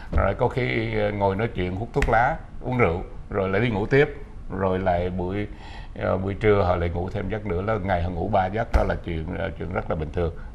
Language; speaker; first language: Vietnamese; native; Vietnamese